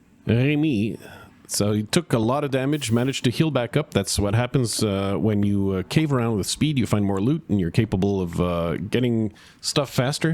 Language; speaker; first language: English; native; English